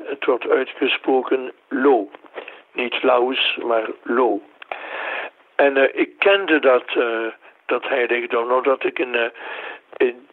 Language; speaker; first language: Dutch; non-native, local second language; French